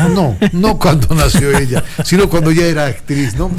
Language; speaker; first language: Spanish; native; Spanish